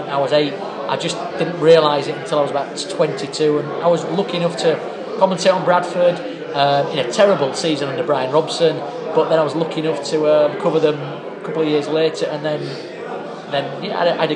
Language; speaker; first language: English; native; English